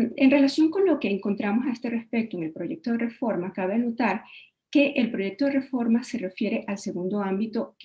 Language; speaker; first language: Spanish; native; Spanish